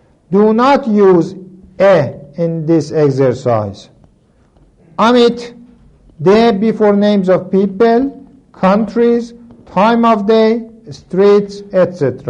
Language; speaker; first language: English; non-native, fluent; Persian